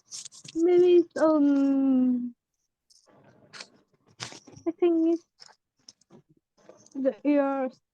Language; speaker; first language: English; non-native, learner; Vietnamese